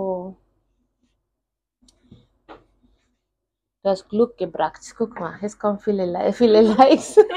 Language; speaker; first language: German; non-native, learner; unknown